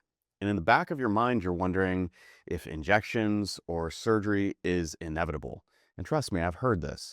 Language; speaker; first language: English; native; English